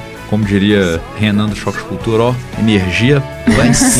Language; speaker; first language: Portuguese; native; Portuguese